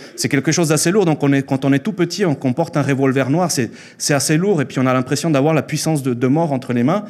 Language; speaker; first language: French; early bilingual, other home language; Spanish